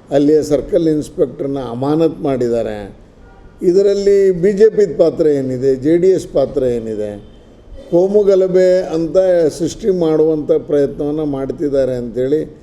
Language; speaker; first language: Kannada; native; Kannada